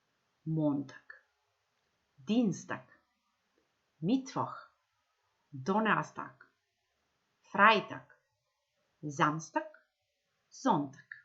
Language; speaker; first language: German; non-native, fluent; Macedonian